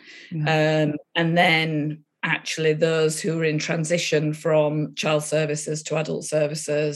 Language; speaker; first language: English; native; English